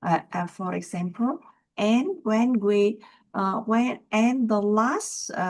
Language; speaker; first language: English; non-native, learner; Vietnamese